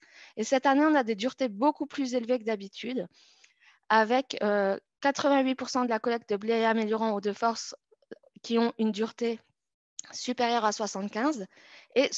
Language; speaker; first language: French; native; French